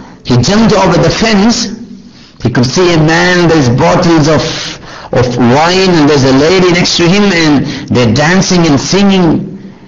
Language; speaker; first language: English; non-native, local second language; Malayalam